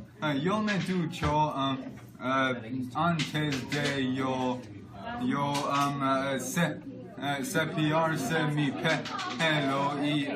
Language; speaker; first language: Spanish; non-native, learner; English